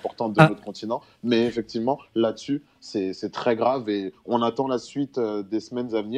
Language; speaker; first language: French; native; French